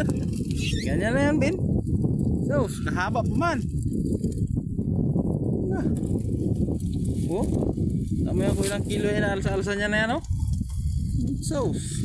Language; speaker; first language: Filipino; non-native, local second language; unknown